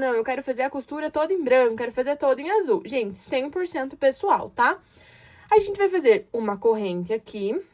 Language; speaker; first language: Portuguese; native; Portuguese